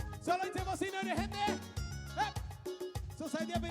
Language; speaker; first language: German; non-native, fluent; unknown